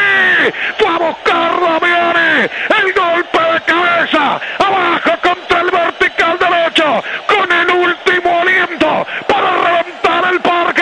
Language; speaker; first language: Spanish; native; Spanish